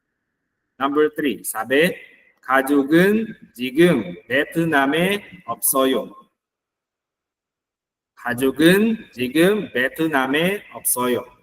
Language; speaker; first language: Korean; non-native, fluent; Filipino